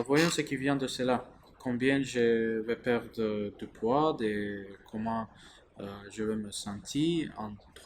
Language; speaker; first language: French; non-native, learner; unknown